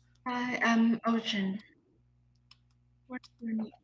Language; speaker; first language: English; non-native, learner; Vietnamese